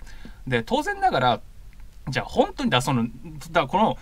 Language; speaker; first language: Japanese; native; Japanese